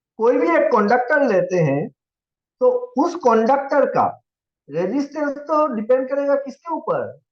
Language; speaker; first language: Hindi; non-native, local second language; Assamese